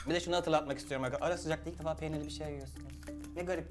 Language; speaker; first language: Turkish; native; Turkish